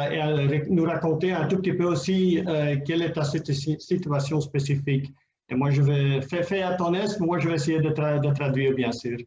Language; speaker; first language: French; non-native, local second language; Dutch